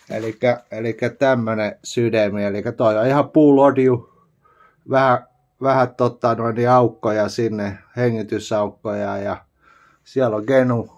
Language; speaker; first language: Finnish; native; Finnish